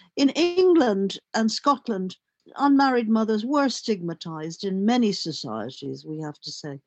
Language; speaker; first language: English; native; English